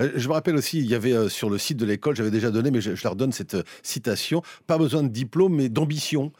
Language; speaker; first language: French; native; French